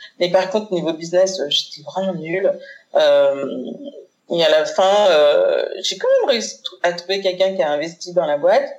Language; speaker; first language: French; early bilingual, other home language; Haitian Creole